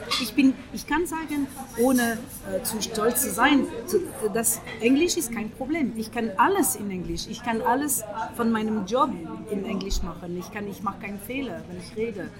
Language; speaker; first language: German; non-native, fluent; French